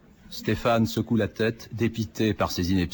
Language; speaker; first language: French; native; French